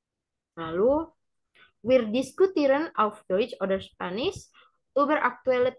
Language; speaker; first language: German; non-native, learner; Indonesian